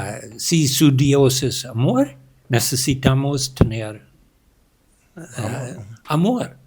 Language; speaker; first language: Spanish; non-native, learner; English